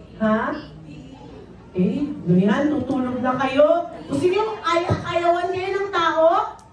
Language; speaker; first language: Filipino; native; Filipino